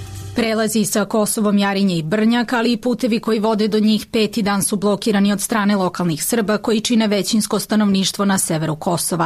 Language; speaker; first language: Serbian; native; Serbian